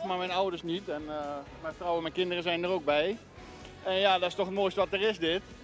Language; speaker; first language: Dutch; native; Dutch